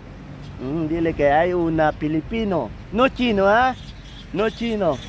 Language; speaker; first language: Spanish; non-native, learner; Filipino